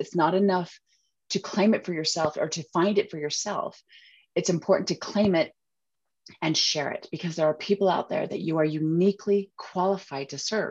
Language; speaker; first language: English; native; English